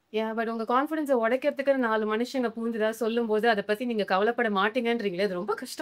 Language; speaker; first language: Tamil; native; Tamil